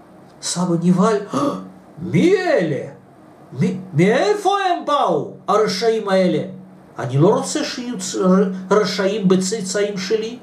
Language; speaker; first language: Hebrew; non-native, fluent; Russian